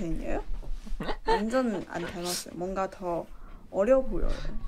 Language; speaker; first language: Korean; non-native, learner; Chinese